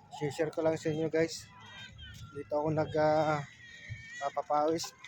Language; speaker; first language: Filipino; native; Filipino